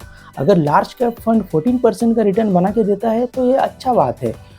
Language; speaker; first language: Hindi; non-native, local second language; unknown